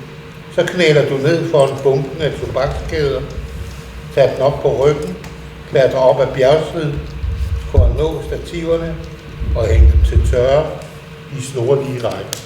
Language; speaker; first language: Danish; native; Danish